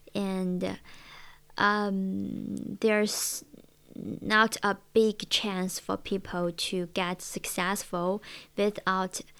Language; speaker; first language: English; non-native, learner; Chinese